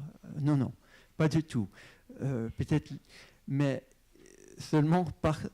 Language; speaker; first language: French; non-native, fluent; English